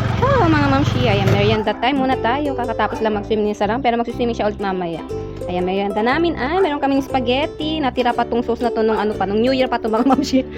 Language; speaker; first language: Filipino; native; Filipino